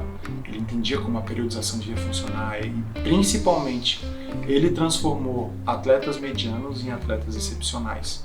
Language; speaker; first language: Portuguese; native; Portuguese